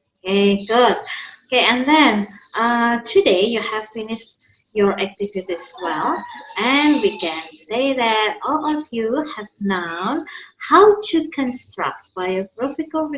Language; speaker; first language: English; non-native, fluent; Indonesian